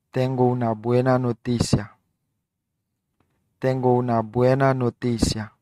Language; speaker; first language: Spanish; non-native, learner; Haitian Creole